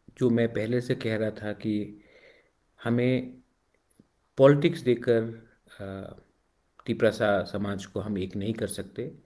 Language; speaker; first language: Hindi; non-native, local second language; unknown